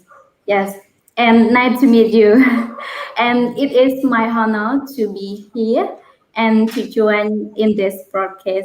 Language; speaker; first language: English; non-native, learner; Khmer